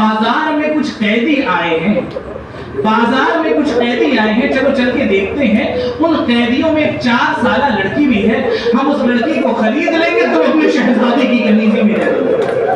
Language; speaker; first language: Urdu; native; Urdu